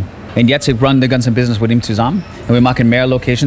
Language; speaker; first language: German; non-native, learner; English